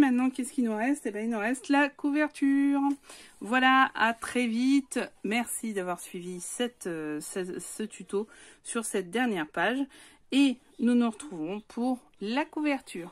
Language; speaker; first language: French; native; French